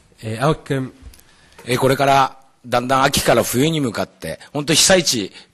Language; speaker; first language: Japanese; native; Japanese